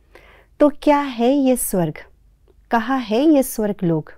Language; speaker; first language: Hindi; native; Hindi